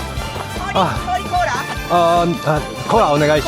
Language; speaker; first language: Japanese; non-native, learner; Chinese